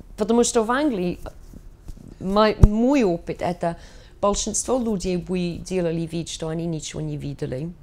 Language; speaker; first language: Russian; non-native, fluent; English